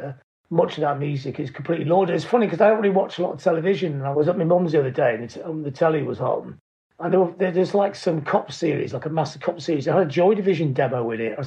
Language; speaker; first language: English; native; English